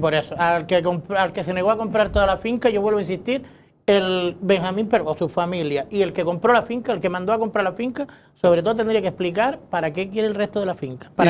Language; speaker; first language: Spanish; native; Spanish